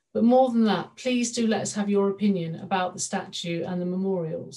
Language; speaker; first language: English; native; English